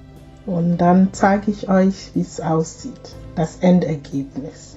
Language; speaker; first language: German; non-native, fluent; Akan